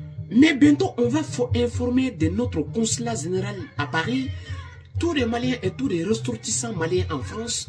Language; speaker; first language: French; non-native, local second language; Bambara